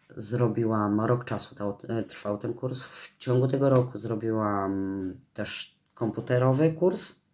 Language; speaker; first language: Polish; native; Polish